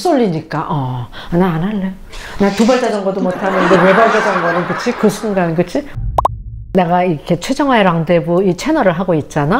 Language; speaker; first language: Korean; native; Korean